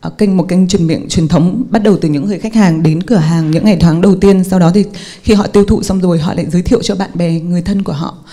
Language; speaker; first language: Vietnamese; native; Vietnamese